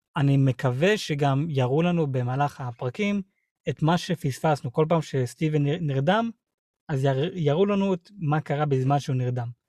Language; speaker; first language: Hebrew; early bilingual, other home language; English